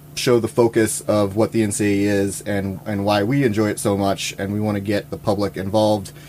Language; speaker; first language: English; native; English